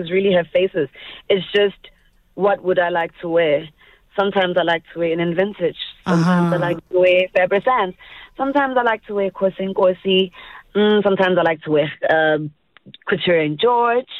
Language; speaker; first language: English; non-native, local second language; Zulu